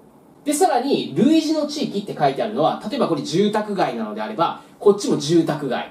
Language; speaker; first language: Japanese; native; Japanese